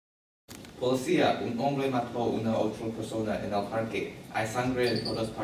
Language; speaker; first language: Spanish; non-native, learner; English